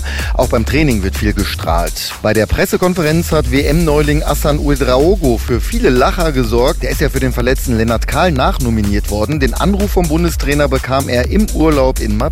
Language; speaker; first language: German; native; German